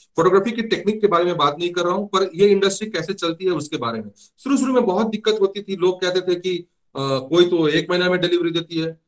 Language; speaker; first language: Hindi; native; Hindi